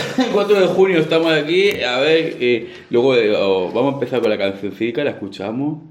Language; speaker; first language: Spanish; native; Spanish